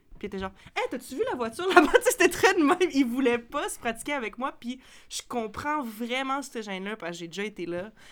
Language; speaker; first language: French; native; French